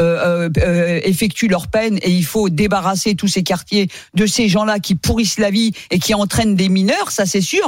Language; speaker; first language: French; native; French